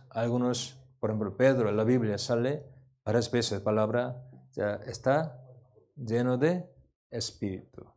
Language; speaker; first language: Spanish; non-native, learner; Korean